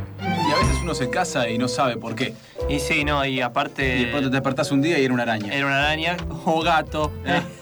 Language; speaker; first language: Spanish; native; Spanish